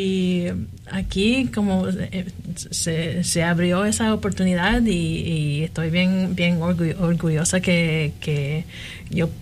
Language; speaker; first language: Spanish; early bilingual, heritage; Spanish